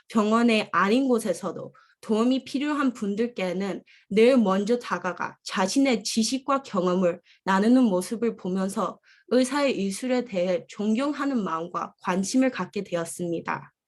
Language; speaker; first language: Korean; early bilingual, heritage; Korean